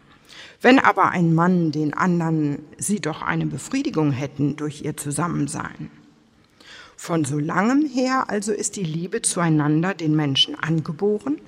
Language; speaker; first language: German; native; German